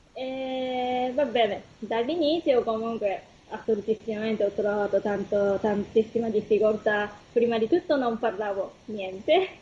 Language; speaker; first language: Italian; non-native, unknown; Japanese